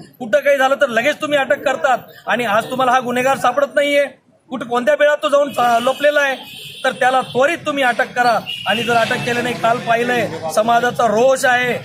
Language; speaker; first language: Marathi; non-native, local second language; Lambadi